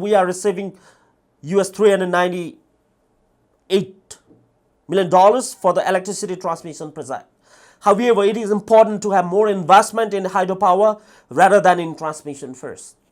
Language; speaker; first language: English; non-native, fluent; Nepali